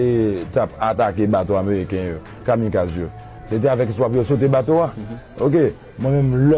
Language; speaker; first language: Haitian Creole; native; Haitian Creole